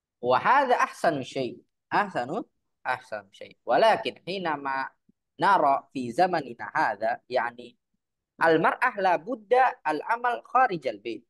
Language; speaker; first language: Arabic; non-native, fluent; Indonesian